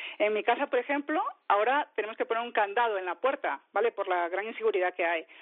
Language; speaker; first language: Spanish; native; Spanish